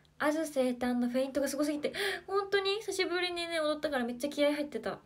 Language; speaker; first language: Japanese; native; Japanese